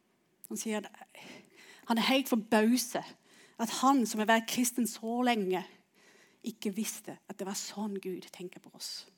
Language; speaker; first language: Norwegian; non-native, fluent; English